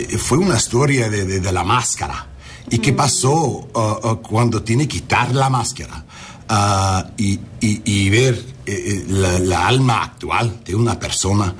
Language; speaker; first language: Spanish; early bilingual, heritage; Spanish